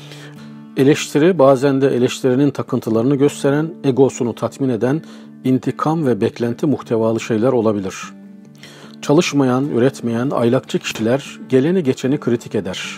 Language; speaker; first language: Turkish; native; Turkish